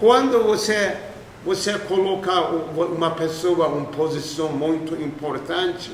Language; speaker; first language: Portuguese; non-native, fluent; Turkish